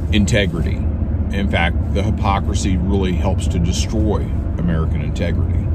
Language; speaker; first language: English; native; English